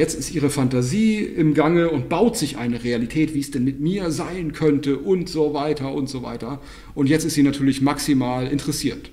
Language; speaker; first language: German; native; German